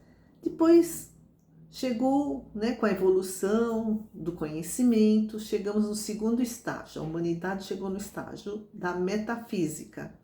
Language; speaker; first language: Portuguese; native; Portuguese